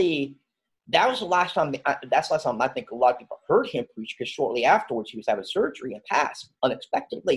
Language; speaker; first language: English; native; English